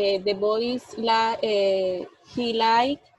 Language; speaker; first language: English; non-native, learner; Spanish